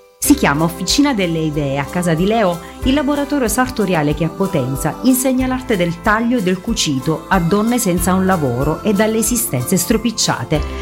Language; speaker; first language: Italian; native; Italian